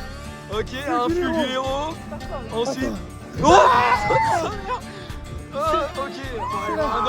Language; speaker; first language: French; native; French